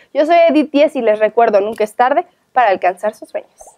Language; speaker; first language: Spanish; native; Spanish